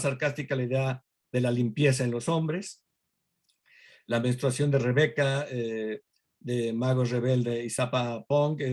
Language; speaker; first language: Spanish; native; Spanish